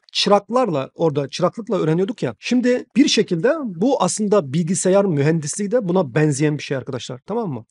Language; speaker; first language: Turkish; non-native, fluent; Chinese